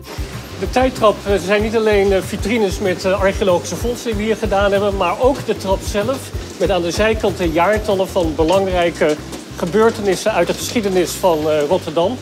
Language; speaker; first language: Dutch; native; Dutch